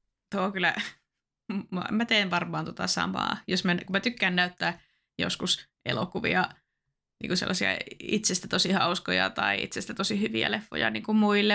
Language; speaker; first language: Finnish; native; Finnish